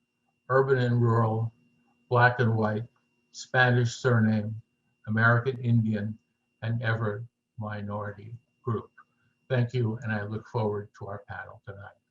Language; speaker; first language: English; native; English